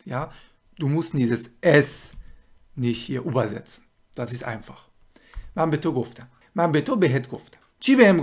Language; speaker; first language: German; non-native, fluent; Persian